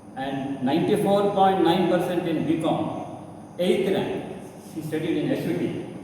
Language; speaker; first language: English; non-native, local second language; Kannada